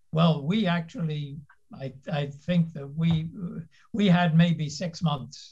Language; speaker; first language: English; native; English